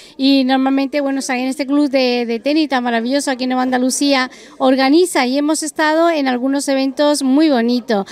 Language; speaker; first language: Spanish; native; Spanish